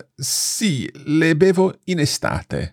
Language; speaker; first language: Italian; non-native, fluent; English